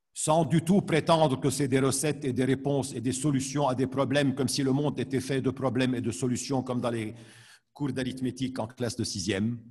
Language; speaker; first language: French; non-native, local second language; Arabic